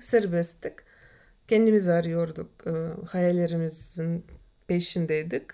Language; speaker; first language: Turkish; non-native, fluent; Russian